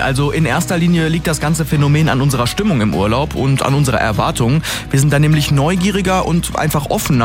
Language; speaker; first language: German; native; German